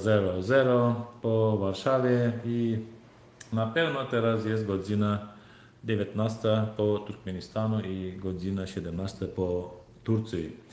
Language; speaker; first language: Polish; non-native, learner; Turkmen